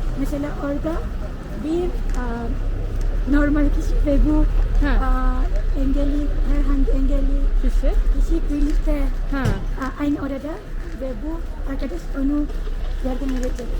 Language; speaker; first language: Turkish; non-native, learner; Malay